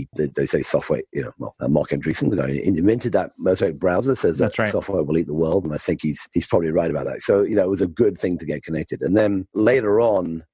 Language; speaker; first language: English; native; English